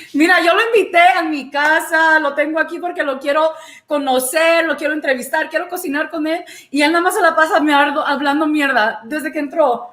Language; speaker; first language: Spanish; early bilingual, other home language; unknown